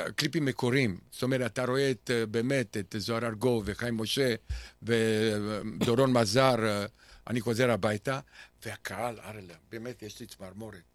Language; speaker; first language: Hebrew; non-native, fluent; Romanian